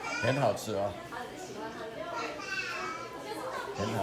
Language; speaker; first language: Chinese; non-native, learner; English